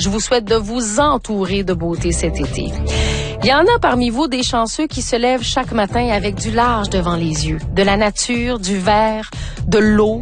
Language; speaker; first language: French; native; French